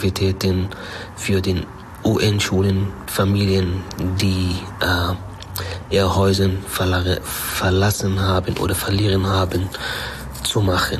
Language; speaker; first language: German; non-native, learner; Arabic